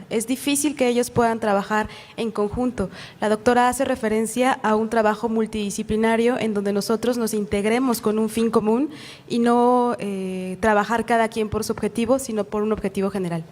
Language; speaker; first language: Spanish; native; Spanish